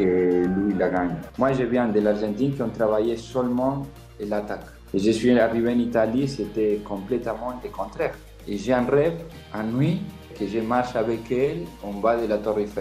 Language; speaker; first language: French; non-native, fluent; Spanish